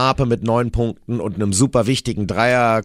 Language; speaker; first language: German; native; German